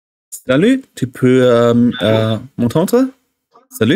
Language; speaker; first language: French; non-native, learner; German